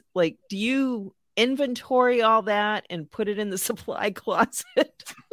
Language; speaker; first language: English; native; English